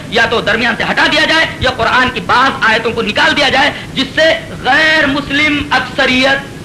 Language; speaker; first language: Urdu; native; Urdu